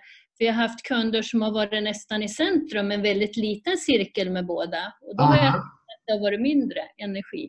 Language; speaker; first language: Swedish; native; Swedish